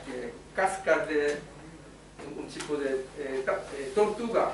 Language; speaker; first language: Spanish; non-native, learner; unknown